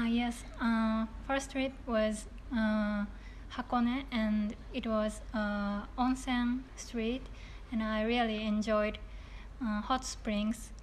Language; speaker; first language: English; non-native, learner; Japanese